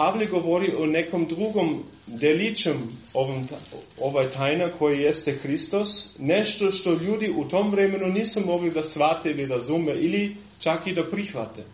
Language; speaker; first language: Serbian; non-native, fluent; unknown